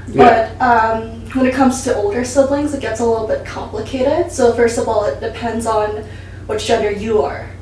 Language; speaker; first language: English; early bilingual, other home language; Korean